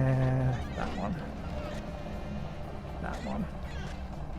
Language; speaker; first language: English; native; English